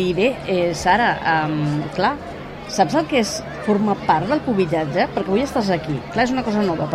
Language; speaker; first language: Catalan; native; Catalan